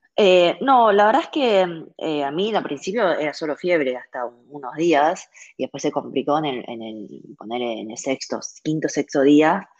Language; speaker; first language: Spanish; early bilingual, other home language; Chinese